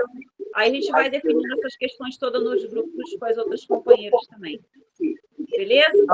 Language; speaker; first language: Portuguese; native; Portuguese